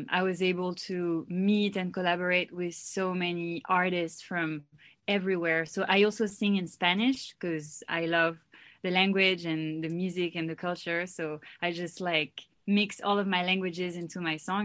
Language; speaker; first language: English; non-native, fluent; French